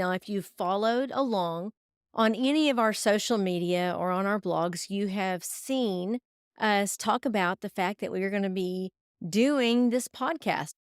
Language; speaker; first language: English; native; English